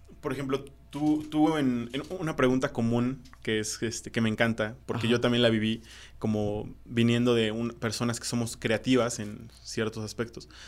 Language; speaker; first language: Spanish; native; Spanish